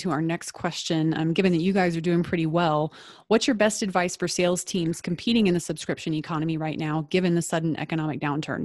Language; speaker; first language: English; native; English